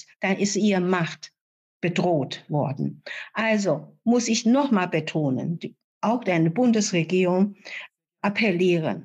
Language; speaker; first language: German; non-native, fluent; Chinese